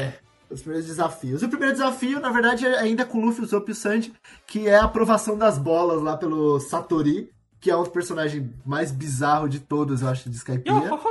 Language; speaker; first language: Portuguese; native; Portuguese